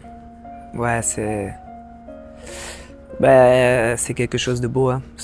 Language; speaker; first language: French; non-native, local second language; Dutch